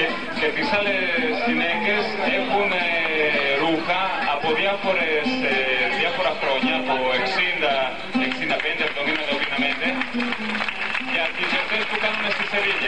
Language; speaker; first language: Greek; non-native, learner; Spanish